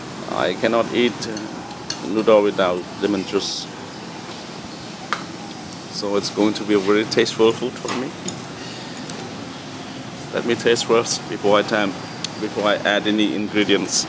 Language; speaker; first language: English; non-native, learner; Khmer